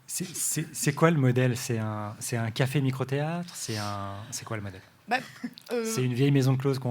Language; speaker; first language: French; native; French